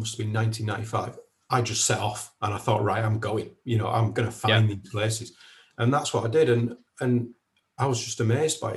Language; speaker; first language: English; native; English